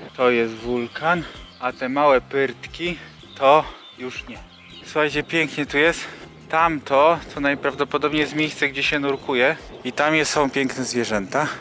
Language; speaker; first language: Polish; native; Polish